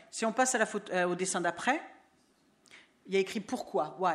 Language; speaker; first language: French; native; French